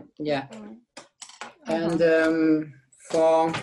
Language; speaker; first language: English; non-native, learner; French